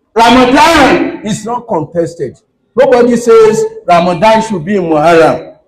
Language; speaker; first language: English; non-native, local second language; Yoruba